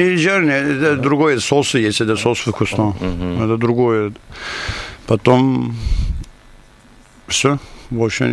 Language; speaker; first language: Russian; non-native, learner; Turkish